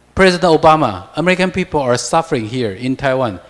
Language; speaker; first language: English; non-native, learner; Chinese